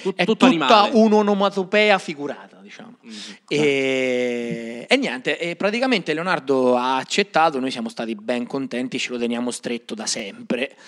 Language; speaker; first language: Italian; native; Italian